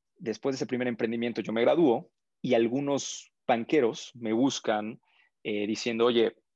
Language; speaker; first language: Spanish; native; Spanish